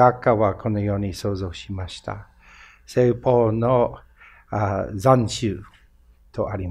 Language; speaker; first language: Japanese; non-native, fluent; English